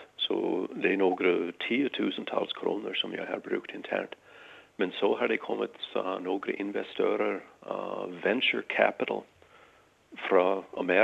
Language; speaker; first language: Danish; non-native, fluent; English